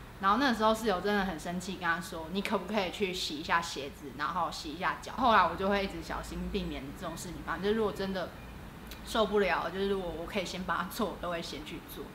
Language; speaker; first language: Chinese; native; Chinese